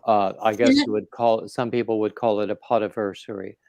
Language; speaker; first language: English; native; English